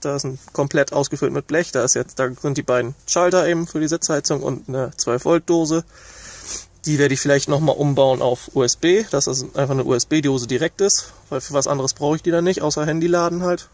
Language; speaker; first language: German; native; German